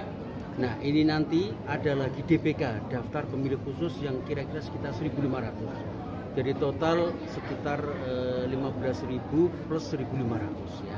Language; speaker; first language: Indonesian; native; Indonesian